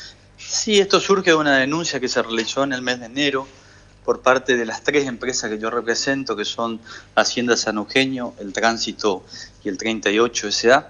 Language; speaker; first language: Spanish; native; Spanish